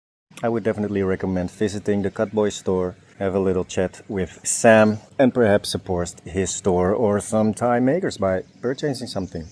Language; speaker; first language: English; non-native, fluent; Dutch